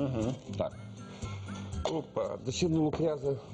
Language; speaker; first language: Romanian; non-native, learner; Russian